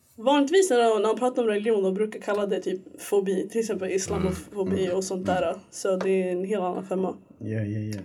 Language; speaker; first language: Swedish; early bilingual, other home language; Somali